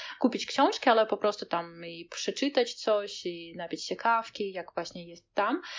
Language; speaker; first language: Polish; non-native, fluent; Russian